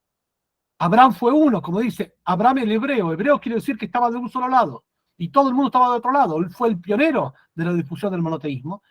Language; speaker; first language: Spanish; native; Spanish